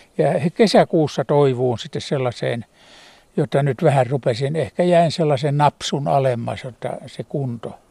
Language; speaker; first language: Finnish; native; Finnish